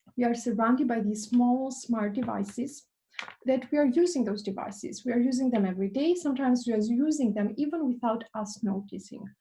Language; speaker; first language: English; non-native, fluent; Albanian